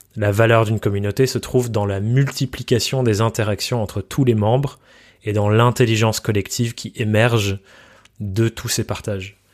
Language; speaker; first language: French; native; French